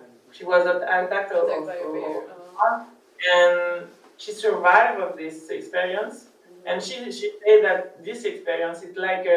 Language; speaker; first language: English; non-native, learner; French